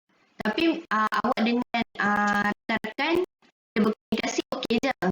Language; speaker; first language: Malay; native; Malay